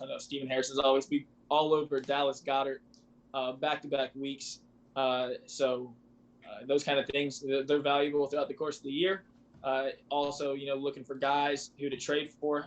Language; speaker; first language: English; native; English